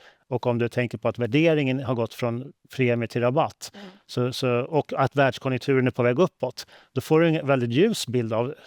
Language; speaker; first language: Swedish; native; Swedish